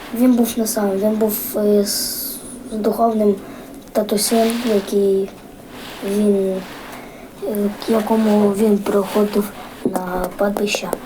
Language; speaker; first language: Ukrainian; non-native, local second language; Russian